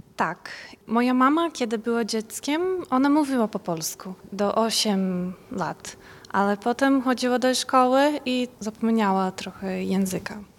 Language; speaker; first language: Polish; non-native, learner; Portuguese